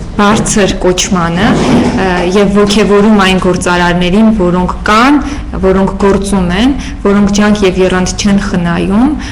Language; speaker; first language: Armenian; native; Armenian